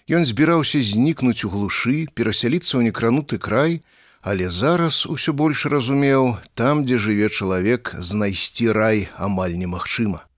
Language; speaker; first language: Belarusian; native; Belarusian